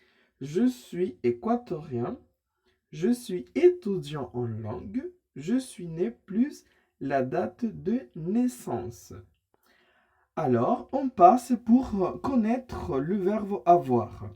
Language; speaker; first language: French; non-native, fluent; Spanish